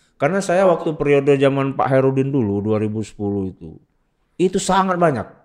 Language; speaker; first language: Indonesian; native; Indonesian